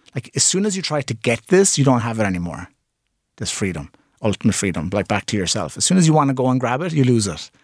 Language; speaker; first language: English; native; English